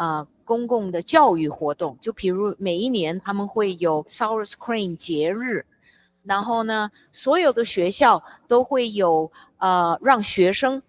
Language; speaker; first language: Chinese; early bilingual, heritage; English